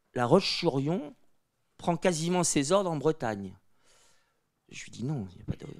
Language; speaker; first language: French; native; French